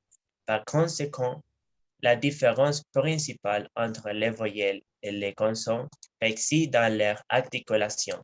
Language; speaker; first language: French; non-native, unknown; Spanish